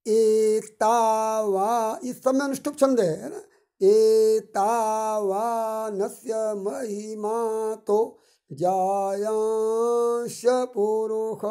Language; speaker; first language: Hindi; native; Hindi